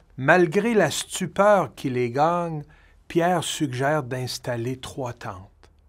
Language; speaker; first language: French; native; French